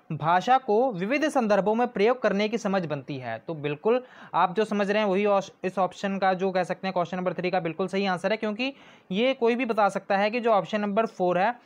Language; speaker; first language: Hindi; non-native, local second language; Punjabi